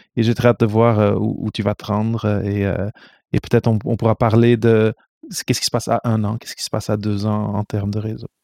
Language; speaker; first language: French; non-native, fluent; Portuguese